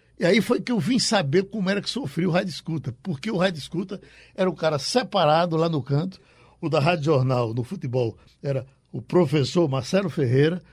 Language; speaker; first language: Portuguese; native; Portuguese